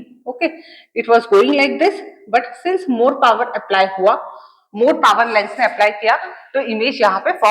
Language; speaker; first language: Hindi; native; Hindi